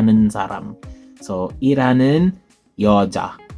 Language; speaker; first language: Korean; non-native, fluent; Filipino